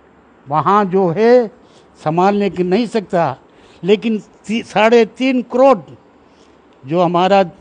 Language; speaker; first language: Hindi; non-native, local second language; Malayalam